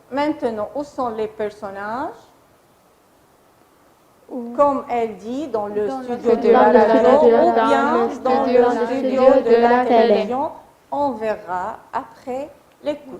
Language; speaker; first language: French; non-native, fluent; Arabic